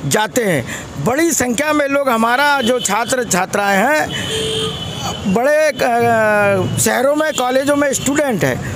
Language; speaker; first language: Hindi; native; Hindi